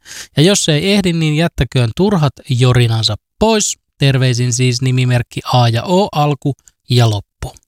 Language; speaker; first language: Finnish; native; Finnish